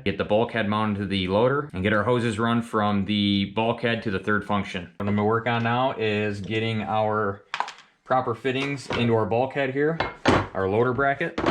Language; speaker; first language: English; native; English